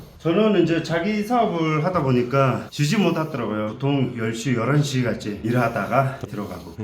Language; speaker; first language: Korean; non-native, fluent; Mongolian